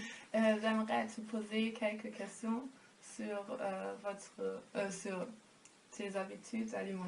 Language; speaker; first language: French; non-native, fluent; German